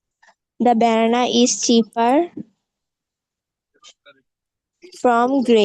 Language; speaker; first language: English; non-native, learner; Bangla